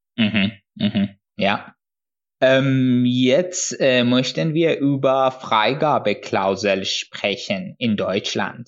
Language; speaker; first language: German; non-native, fluent; Persian